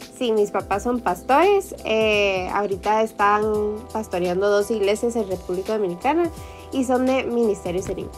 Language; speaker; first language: Spanish; early bilingual, heritage; Spanish